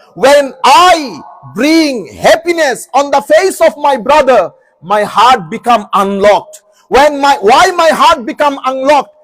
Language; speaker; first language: English; non-native, local second language; Bangla